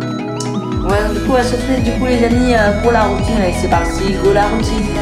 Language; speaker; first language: French; native; French